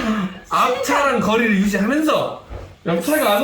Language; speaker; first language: Korean; native; Korean